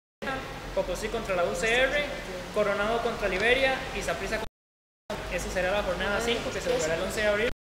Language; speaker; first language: Spanish; native; Spanish